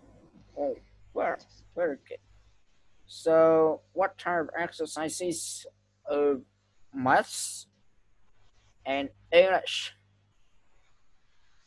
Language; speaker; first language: English; non-native, fluent; Vietnamese